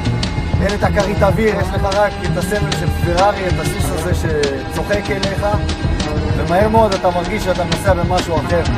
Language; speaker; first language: Hebrew; native; Hebrew